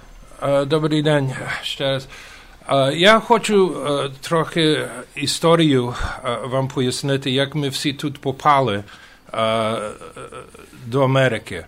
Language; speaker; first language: Ukrainian; early bilingual, heritage; Ukrainian